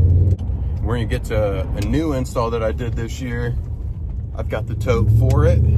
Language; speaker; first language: English; native; English